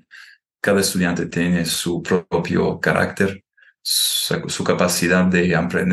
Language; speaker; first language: Spanish; non-native, fluent; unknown